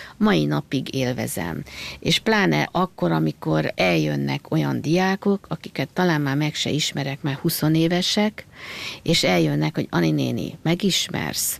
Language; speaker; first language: Hungarian; native; Hungarian